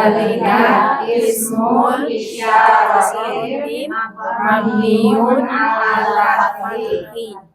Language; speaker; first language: Arabic; non-native, learner; Indonesian